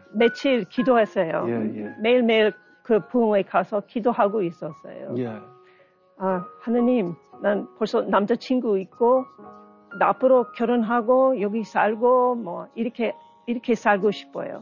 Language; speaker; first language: Korean; non-native, learner; English